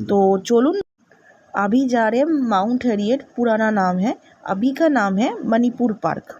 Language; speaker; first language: Hindi; non-native, local second language; Bangla